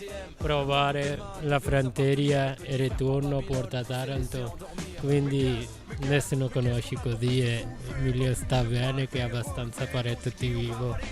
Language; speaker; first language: Italian; non-native, learner; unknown